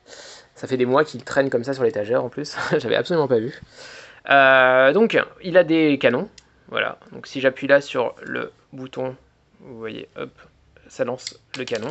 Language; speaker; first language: French; native; French